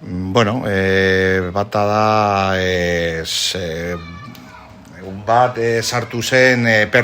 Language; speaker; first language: Basque; non-native, local second language; Spanish